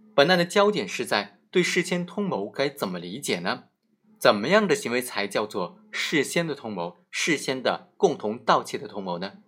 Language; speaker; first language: Chinese; native; Chinese